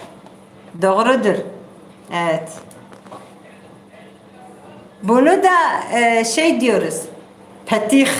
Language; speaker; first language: Turkish; non-native, local second language; Kurdish